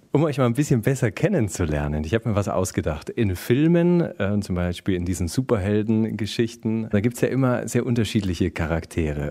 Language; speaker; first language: German; native; German